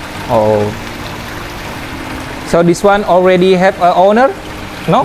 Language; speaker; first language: English; non-native, learner; Indonesian